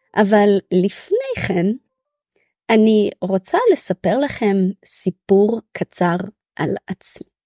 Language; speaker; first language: Hebrew; early bilingual, other home language; Russian